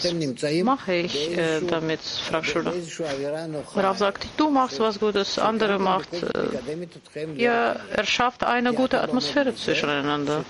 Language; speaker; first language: German; non-native, fluent; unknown